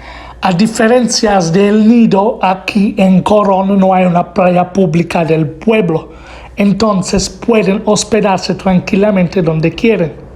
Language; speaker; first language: Spanish; non-native, fluent; Italian